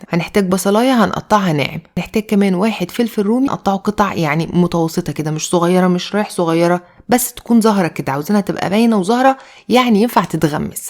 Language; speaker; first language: Arabic; native; Arabic